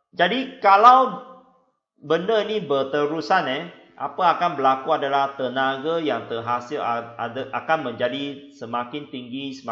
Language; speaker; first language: Malay; non-native, local second language; Chinese